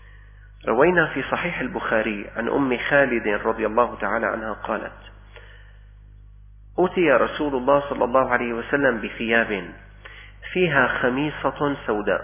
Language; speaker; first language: Arabic; native; Arabic